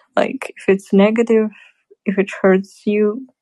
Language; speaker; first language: English; non-native, fluent; Russian